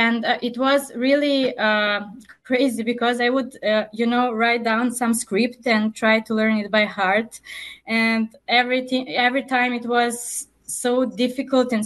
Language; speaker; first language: English; non-native, fluent; Serbian